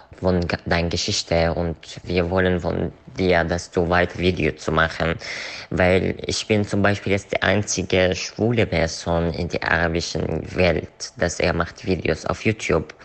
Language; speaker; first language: German; non-native, learner; Arabic